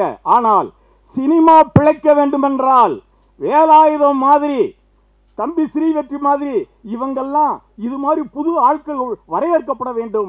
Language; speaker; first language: Tamil; native; Tamil